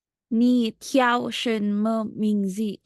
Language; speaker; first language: Chinese; non-native, learner; Filipino